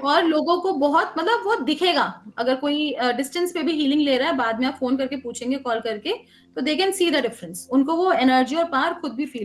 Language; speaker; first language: Hindi; native; Hindi